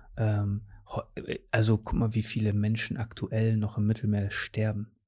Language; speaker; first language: German; native; German